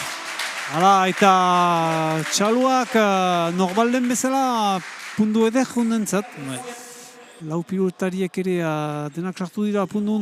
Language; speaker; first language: Basque; native; Basque